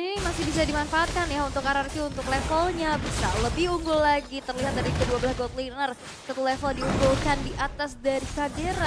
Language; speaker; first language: Indonesian; native; Indonesian